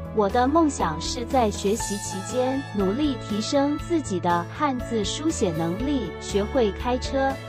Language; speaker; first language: Chinese; non-native, fluent; Vietnamese